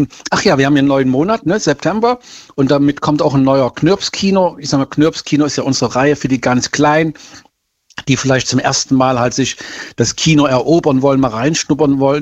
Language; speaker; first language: German; native; German